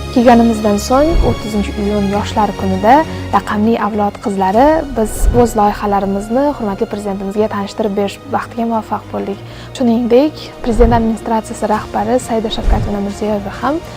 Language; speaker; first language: Uzbek; non-native, local second language; Kara-Kalpak